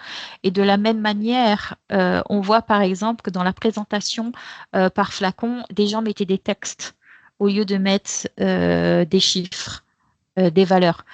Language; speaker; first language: French; native; French